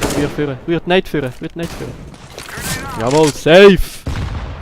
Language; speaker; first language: German; native; German